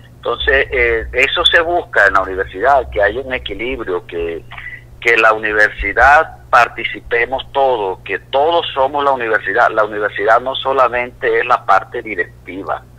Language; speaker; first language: Spanish; native; Spanish